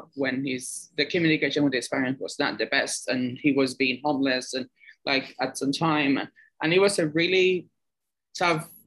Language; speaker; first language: English; non-native, fluent; Spanish